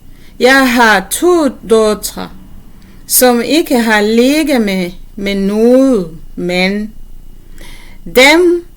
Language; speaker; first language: Danish; non-native, learner; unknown